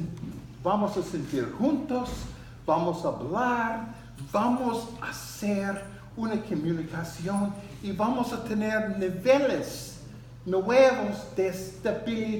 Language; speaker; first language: Spanish; non-native, learner; English